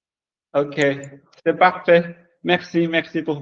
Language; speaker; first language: French; non-native, learner; Chinese